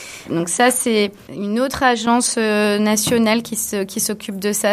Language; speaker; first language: French; native; French